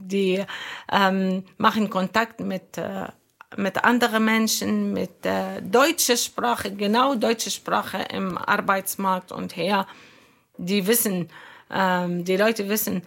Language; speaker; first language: German; non-native, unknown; Arabic